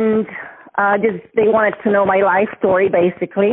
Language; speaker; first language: English; non-native, fluent; Polish